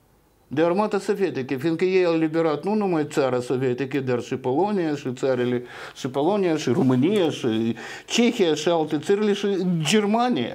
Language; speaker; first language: Romanian; non-native, local second language; Russian